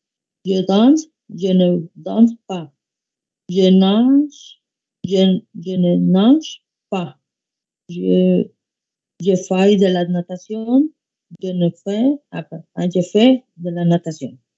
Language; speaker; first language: French; non-native, learner; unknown